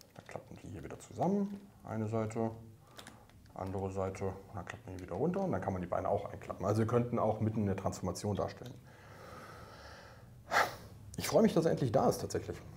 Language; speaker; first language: German; native; German